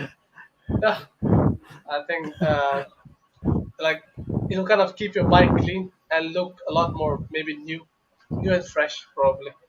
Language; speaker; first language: English; non-native, local second language; Bangla